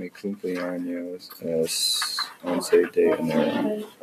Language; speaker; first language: Spanish; non-native, learner; English